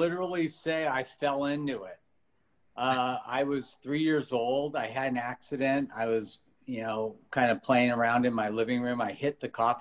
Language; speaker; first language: English; native; English